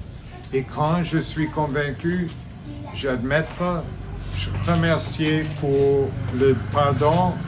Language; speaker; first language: French; non-native, fluent; English